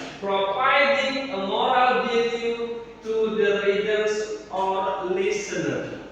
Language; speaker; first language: English; non-native, learner; Indonesian